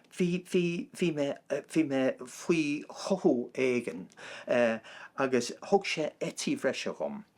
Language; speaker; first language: Irish; non-native, local second language; English